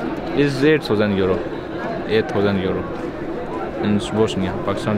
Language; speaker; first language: English; non-native, learner; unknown